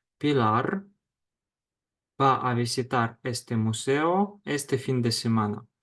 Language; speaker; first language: Spanish; non-native, fluent; Ukrainian